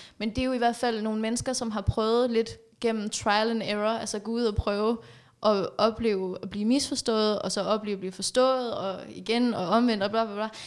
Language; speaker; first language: Danish; early bilingual, other home language; Persian